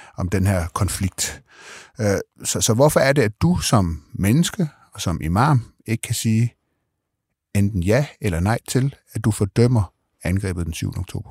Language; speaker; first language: Danish; native; Danish